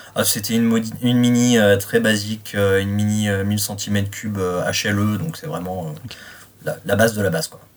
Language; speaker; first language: French; native; French